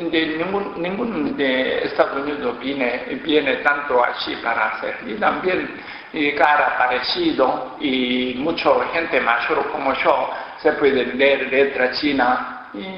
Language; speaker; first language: Spanish; non-native, learner; Korean